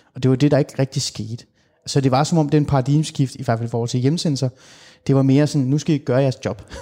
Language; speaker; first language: Danish; early bilingual, other home language; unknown